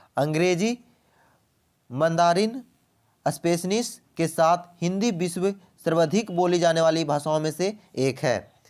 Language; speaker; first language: Hindi; native; Hindi